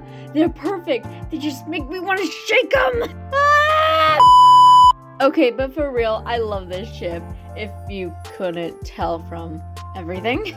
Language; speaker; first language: English; native; English